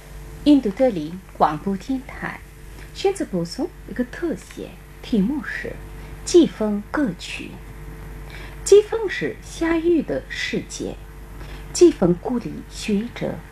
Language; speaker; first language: Chinese; non-native, fluent; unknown